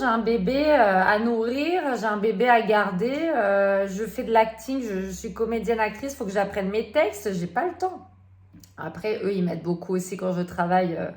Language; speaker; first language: French; early bilingual, other home language; Turkish